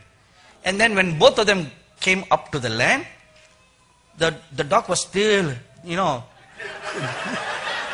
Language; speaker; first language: English; non-native, local second language; Tamil